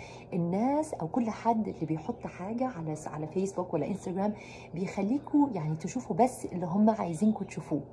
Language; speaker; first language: Arabic; native; Arabic